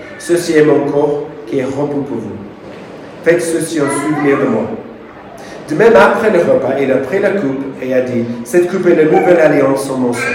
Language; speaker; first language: French; non-native, fluent; English